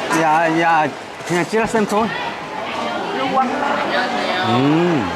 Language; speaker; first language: Vietnamese; native; Vietnamese